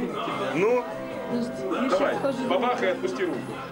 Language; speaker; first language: Russian; non-native, fluent; English